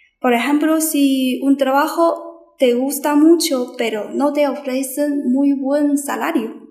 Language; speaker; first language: Spanish; non-native, fluent; Chinese